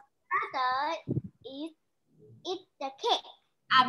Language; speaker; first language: English; non-native, learner; Vietnamese